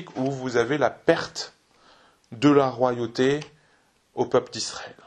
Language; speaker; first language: French; native; French